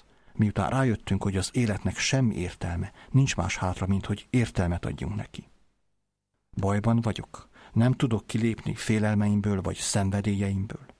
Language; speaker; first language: Hungarian; native; Hungarian